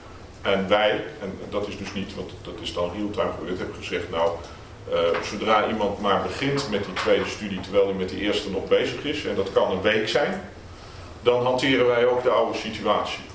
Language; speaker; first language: Dutch; native; Dutch